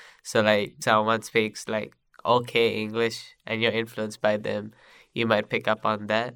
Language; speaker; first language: English; non-native, local second language; Sinhala